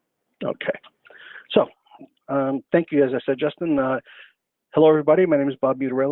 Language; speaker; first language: English; native; English